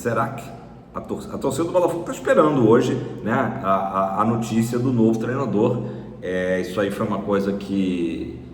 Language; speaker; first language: Portuguese; native; Portuguese